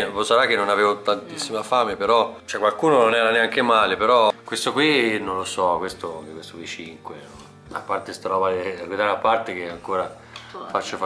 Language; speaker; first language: Italian; native; Italian